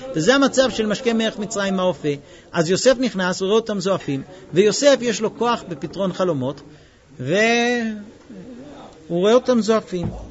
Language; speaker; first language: Hebrew; non-native, fluent; English